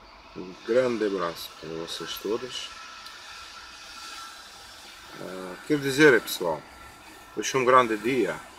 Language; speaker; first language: Portuguese; non-native, learner; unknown